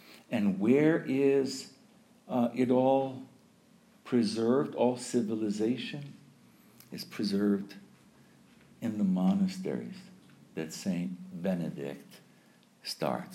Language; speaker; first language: English; early bilingual, other home language; Ukrainian